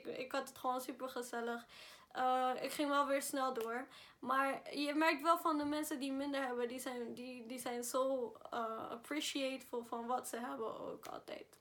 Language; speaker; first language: Dutch; early bilingual, other home language; Spanish